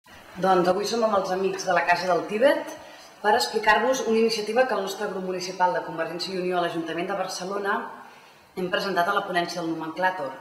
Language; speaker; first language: Catalan; native; Catalan